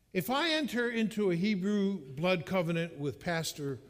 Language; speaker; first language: English; native; English